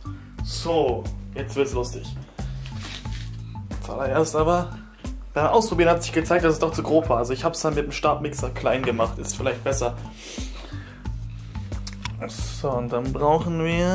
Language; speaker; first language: German; native; German